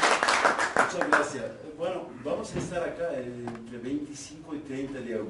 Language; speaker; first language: Spanish; non-native, fluent; Kurdish